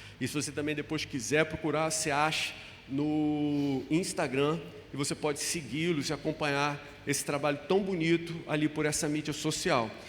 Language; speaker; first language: Portuguese; native; Portuguese